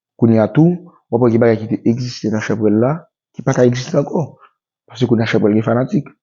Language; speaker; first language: Haitian Creole; native; Haitian Creole